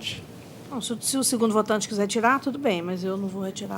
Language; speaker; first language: Portuguese; native; Portuguese